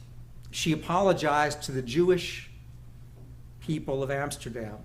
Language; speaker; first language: English; native; English